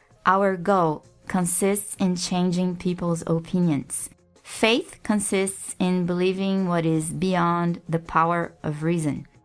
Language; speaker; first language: English; non-native, fluent; Portuguese